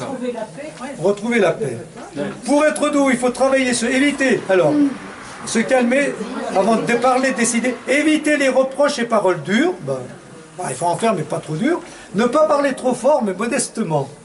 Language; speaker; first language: French; native; French